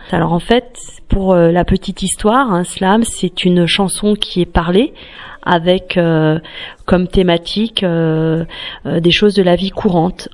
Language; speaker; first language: French; native; French